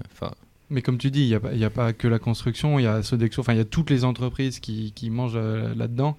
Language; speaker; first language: French; native; French